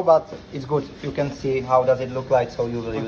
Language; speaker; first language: English; non-native, fluent; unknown